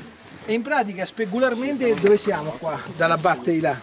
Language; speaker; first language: Italian; native; Italian